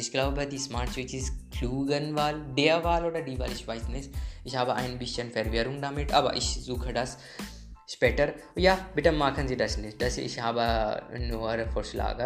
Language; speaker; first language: German; non-native, learner; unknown